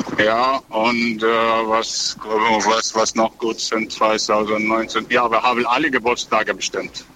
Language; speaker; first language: German; non-native, learner; Arabic